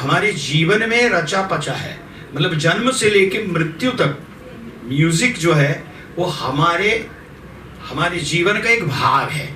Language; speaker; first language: Hindi; native; Hindi